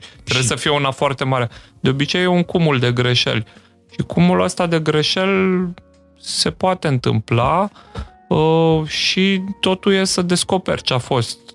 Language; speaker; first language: Romanian; native; Romanian